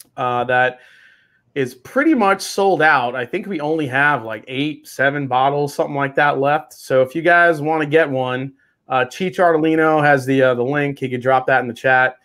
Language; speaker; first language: English; native; English